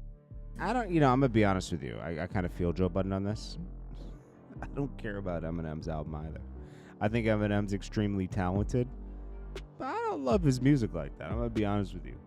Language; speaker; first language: English; native; English